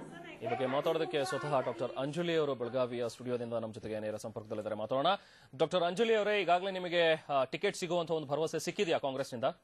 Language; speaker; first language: Kannada; native; Kannada